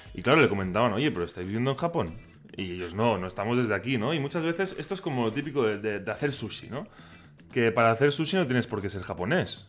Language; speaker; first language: Spanish; non-native, local second language; Catalan